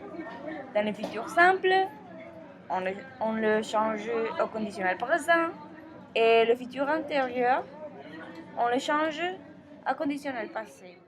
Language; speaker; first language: French; non-native, learner; Spanish